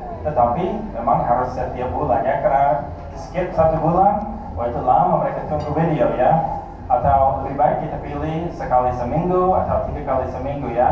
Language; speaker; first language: Indonesian; non-native, fluent; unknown